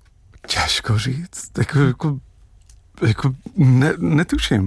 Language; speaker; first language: Czech; non-native, fluent; English